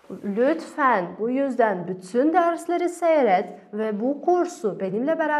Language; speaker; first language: Turkish; non-native, fluent; Kazakh